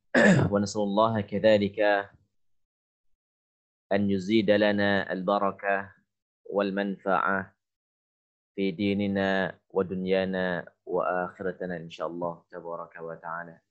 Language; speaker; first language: Arabic; non-native, fluent; Indonesian